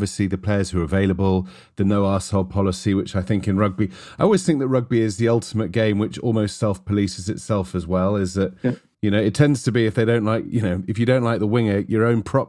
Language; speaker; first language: English; native; English